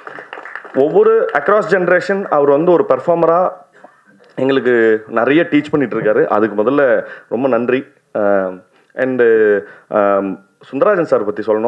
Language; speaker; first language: Tamil; native; Tamil